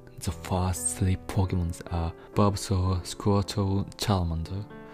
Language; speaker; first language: English; non-native, fluent; Japanese